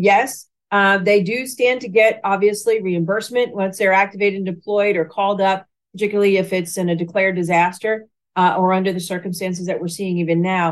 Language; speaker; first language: English; native; English